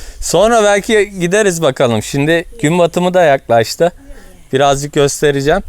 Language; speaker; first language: Turkish; native; Turkish